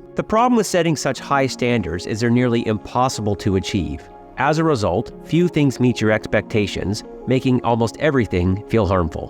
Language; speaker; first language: English; native; English